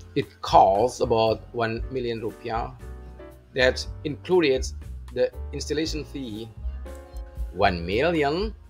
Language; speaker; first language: English; non-native, fluent; Indonesian